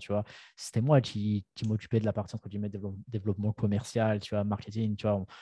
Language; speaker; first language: French; native; French